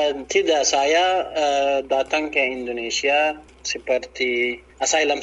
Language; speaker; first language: Indonesian; non-native, learner; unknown